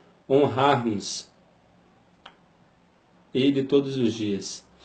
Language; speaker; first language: Portuguese; native; Portuguese